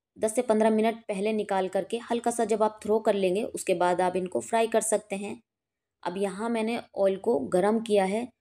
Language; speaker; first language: Hindi; native; Hindi